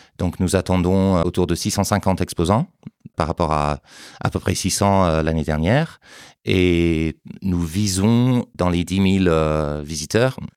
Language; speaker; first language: French; non-native, fluent; English